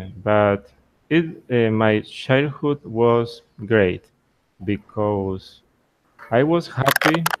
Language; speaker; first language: English; non-native, learner; Spanish